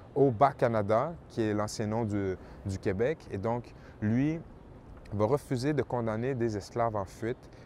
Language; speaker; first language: French; native; French